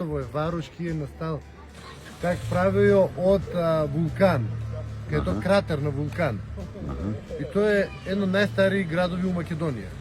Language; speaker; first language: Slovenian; non-native, learner; Macedonian